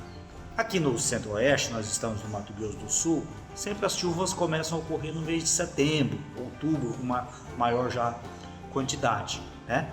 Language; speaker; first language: Portuguese; native; Portuguese